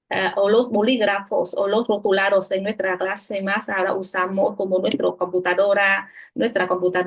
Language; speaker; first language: Spanish; non-native, fluent; Vietnamese